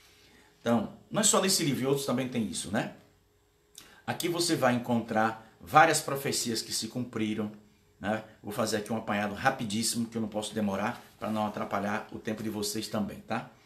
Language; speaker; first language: Portuguese; native; Portuguese